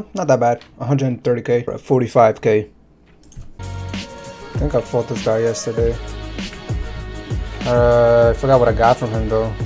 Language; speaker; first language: English; native; English